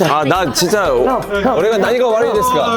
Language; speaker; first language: Japanese; non-native, learner; Korean